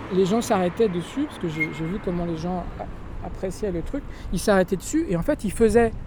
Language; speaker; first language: French; native; French